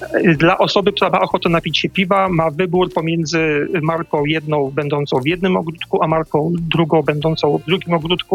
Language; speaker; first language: Polish; native; Polish